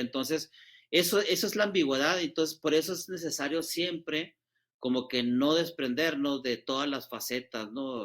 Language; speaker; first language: Spanish; native; Spanish